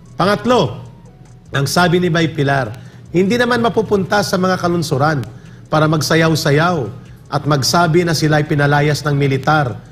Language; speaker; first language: Filipino; non-native, local second language; Cebuano